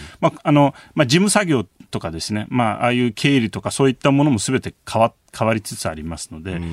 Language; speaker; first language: Japanese; non-native, fluent; Turkish